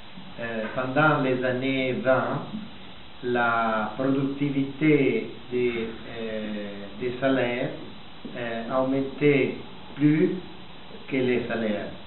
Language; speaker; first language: French; non-native, fluent; Italian